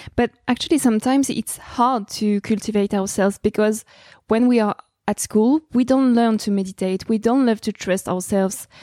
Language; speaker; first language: English; non-native, fluent; French